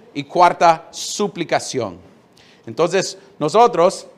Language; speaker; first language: Spanish; non-native, fluent; English